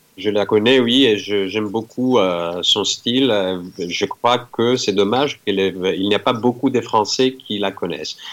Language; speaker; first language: French; non-native, fluent; Greek